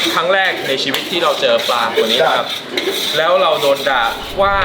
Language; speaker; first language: Thai; non-native, fluent; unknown